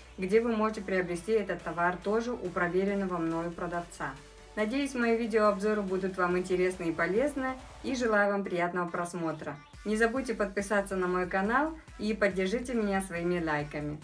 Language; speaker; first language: Russian; native; Russian